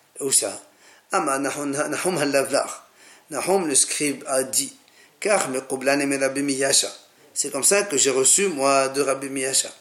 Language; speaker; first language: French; native; French